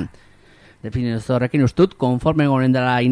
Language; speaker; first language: Basque; native; Basque